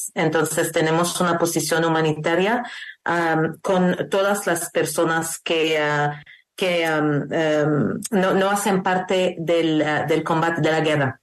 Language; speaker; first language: Spanish; non-native, learner; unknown